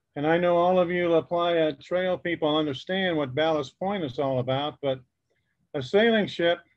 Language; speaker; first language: English; native; English